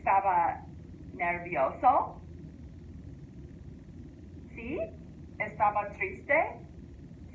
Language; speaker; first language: Spanish; non-native, fluent; English